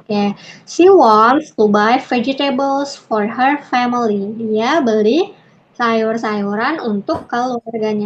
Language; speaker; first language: Indonesian; native; Indonesian